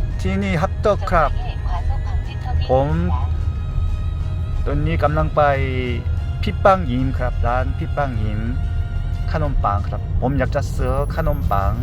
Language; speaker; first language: Thai; non-native, learner; Korean